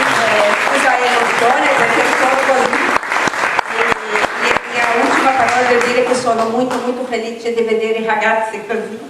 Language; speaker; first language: Italian; non-native, fluent; Portuguese